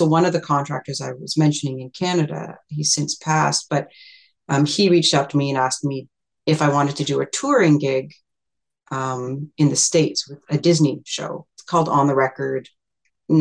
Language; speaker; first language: English; native; English